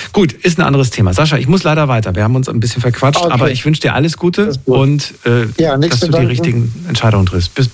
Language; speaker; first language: German; native; German